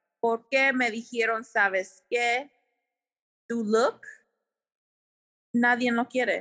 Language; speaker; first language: Spanish; early bilingual, heritage; Spanish